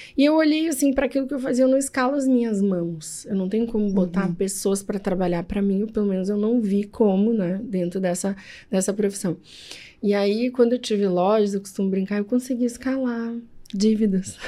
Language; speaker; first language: Portuguese; native; Portuguese